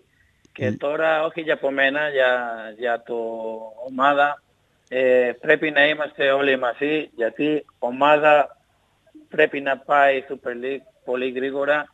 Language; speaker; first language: Greek; non-native, learner; Spanish